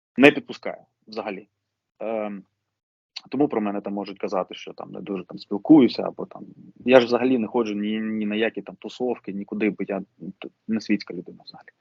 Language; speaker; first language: Ukrainian; non-native, local second language; Russian